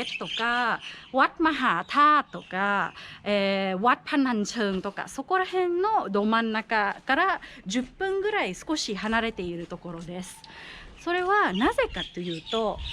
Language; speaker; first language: Japanese; non-native, fluent; Thai